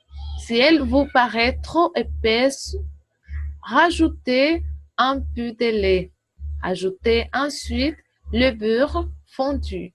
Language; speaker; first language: French; non-native, learner; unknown